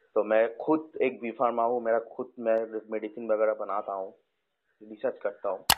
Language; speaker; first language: Hindi; non-native, local second language; Bangla